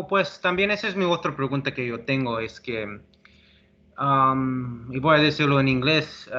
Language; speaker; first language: Spanish; early bilingual, heritage; English